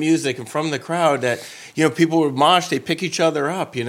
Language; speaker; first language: English; native; English